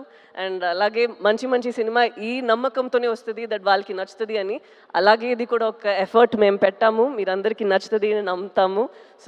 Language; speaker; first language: Telugu; non-native, fluent; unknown